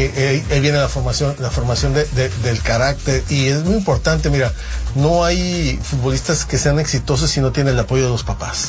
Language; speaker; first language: Spanish; native; Spanish